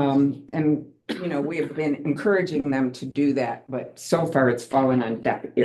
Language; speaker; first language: English; native; English